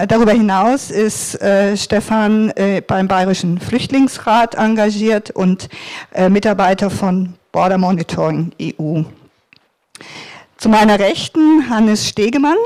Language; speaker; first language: German; native; German